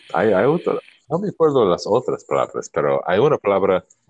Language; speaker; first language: Spanish; non-native, learner; English